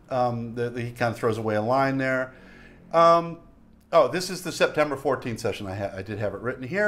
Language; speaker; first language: English; native; English